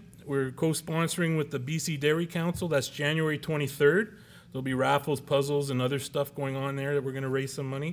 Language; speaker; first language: English; native; English